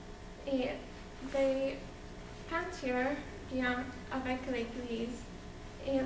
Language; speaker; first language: French; non-native, learner; English